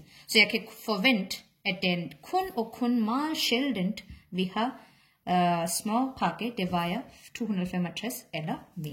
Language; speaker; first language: Danish; non-native, learner; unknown